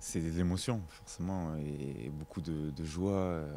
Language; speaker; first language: French; native; French